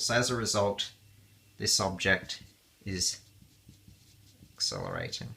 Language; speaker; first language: English; native; English